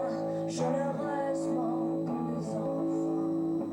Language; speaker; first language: French; non-native, learner; English